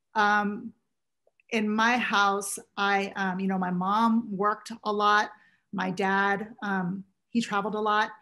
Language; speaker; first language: English; native; English